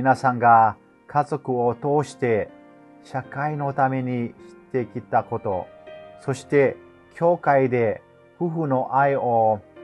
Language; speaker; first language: Japanese; non-native, fluent; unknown